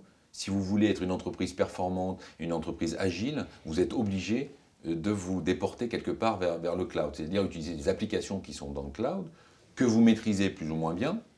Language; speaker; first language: French; native; French